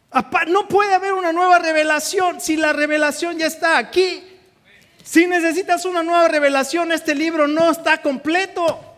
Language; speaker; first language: Spanish; native; Spanish